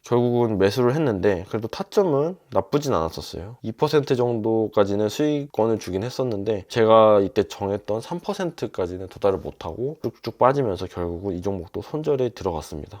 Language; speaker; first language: Korean; native; Korean